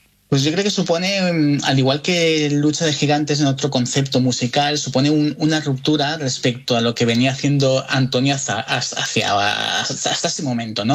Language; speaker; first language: Spanish; native; Spanish